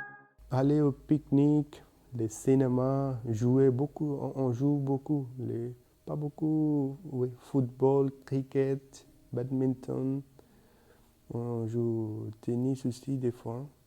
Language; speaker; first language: French; non-native, learner; Bangla